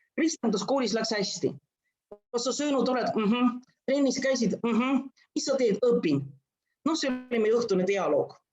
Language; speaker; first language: Estonian; non-native, local second language; Russian